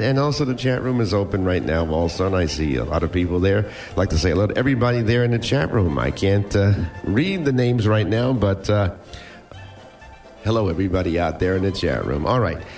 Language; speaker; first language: English; early bilingual, other home language; Polish